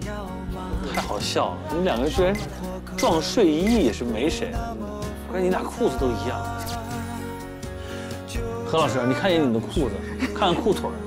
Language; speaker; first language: Chinese; native; Chinese